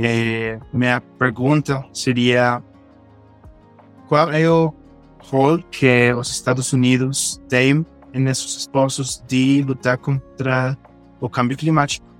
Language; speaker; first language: Portuguese; non-native, fluent; Spanish